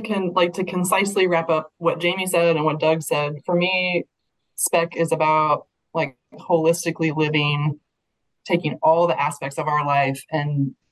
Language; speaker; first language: English; native; English